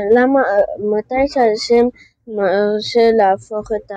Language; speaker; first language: Hebrew; early bilingual, heritage; French